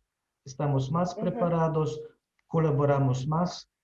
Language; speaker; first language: Spanish; non-native, fluent; Slovenian